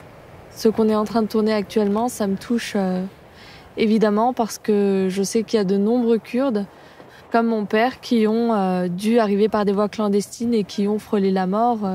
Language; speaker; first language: French; early bilingual, other home language; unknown